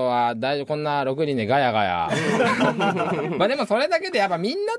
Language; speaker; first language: Japanese; native; Japanese